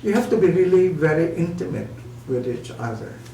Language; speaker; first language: English; non-native, local second language; Filipino